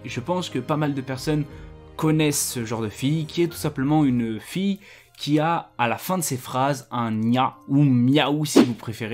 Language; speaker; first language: French; native; French